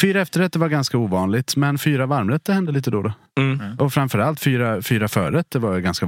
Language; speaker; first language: Swedish; native; Swedish